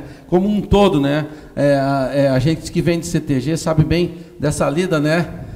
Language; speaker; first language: Portuguese; native; Portuguese